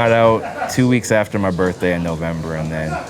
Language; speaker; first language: English; native; English